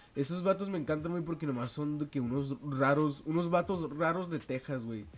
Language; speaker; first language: Spanish; early bilingual, heritage; Spanish